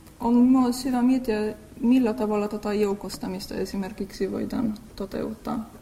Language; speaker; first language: Finnish; non-native, fluent; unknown